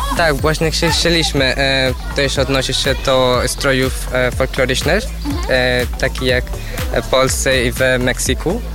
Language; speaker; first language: Polish; non-native, learner; Spanish